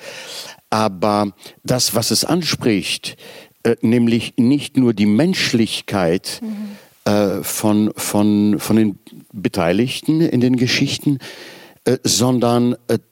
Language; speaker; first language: German; native; German